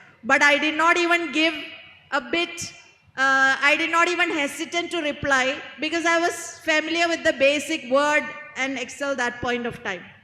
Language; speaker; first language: English; non-native, local second language; Malayalam